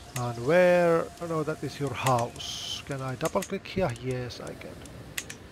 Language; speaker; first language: English; non-native, fluent; Finnish